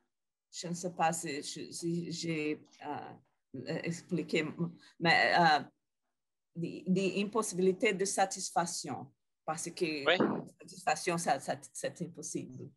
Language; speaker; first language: French; non-native, fluent; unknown